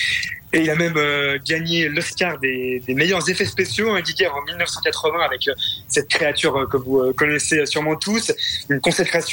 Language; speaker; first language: French; native; French